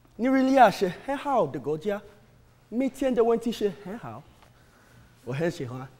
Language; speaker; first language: Chinese; non-native, learner; English